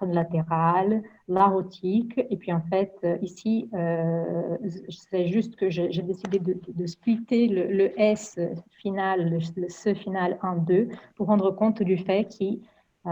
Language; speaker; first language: French; non-native, fluent; Portuguese